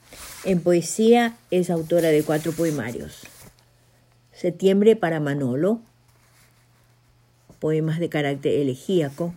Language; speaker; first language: Spanish; native; Spanish